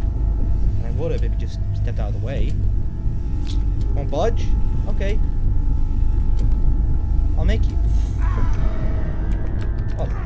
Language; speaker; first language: English; native; English